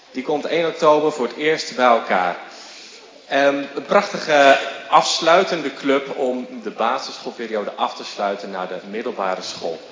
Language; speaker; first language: Dutch; native; Dutch